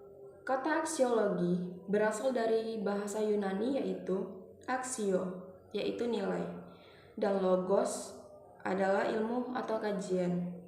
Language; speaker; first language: Indonesian; native; Indonesian